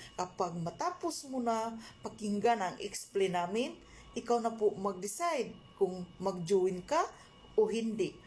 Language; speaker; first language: Filipino; non-native, local second language; Cebuano